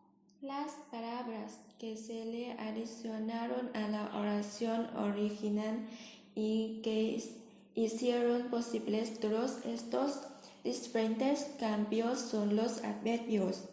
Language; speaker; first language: Spanish; non-native, learner; Vietnamese